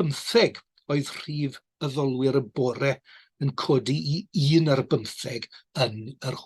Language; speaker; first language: Welsh; native; Welsh